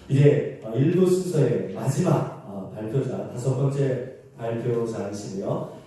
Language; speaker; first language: Korean; native; Korean